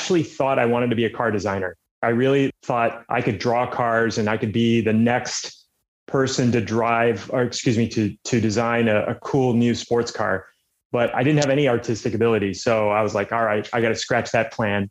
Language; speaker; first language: English; native; English